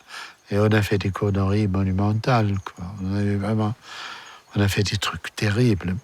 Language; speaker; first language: French; non-native, fluent; German